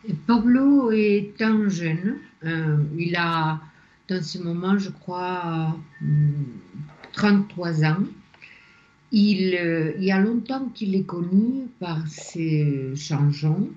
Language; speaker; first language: French; non-native, fluent; Spanish